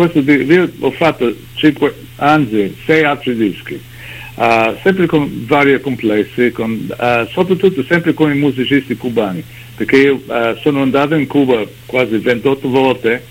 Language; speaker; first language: Italian; early bilingual, heritage; English